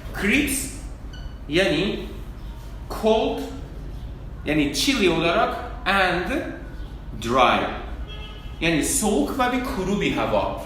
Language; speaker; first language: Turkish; non-native, fluent; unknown